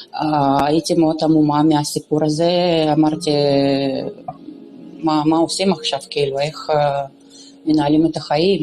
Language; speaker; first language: Hebrew; non-native, local second language; Romanian